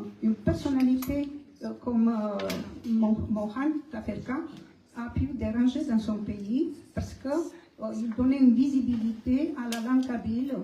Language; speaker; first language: French; non-native, fluent; Romanian